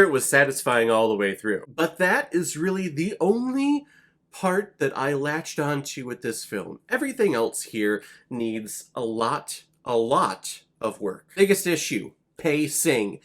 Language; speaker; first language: English; native; English